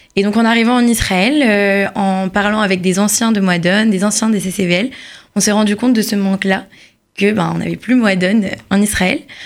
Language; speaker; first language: French; native; French